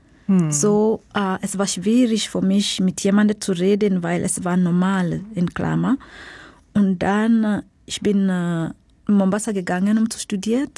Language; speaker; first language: German; non-native, learner; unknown